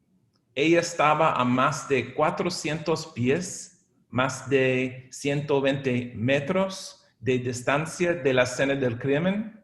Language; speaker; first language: Spanish; non-native, fluent; English